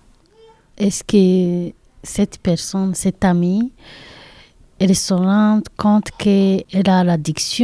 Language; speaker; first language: French; non-native, learner; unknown